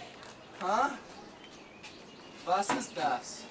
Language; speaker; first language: German; non-native, learner; English